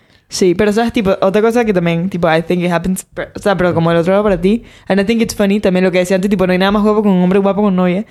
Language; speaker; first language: Spanish; native; Spanish